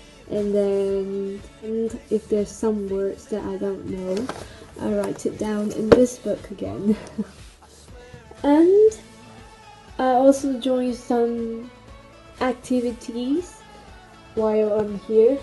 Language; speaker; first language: English; non-native, local second language; Cantonese